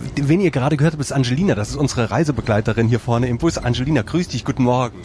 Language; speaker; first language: German; native; German